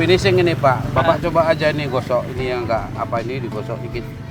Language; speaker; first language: Indonesian; native; Indonesian